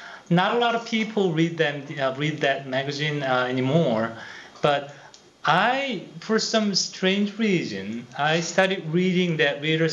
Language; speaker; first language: English; non-native, fluent; Korean